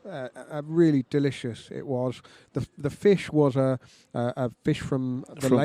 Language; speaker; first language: English; native; English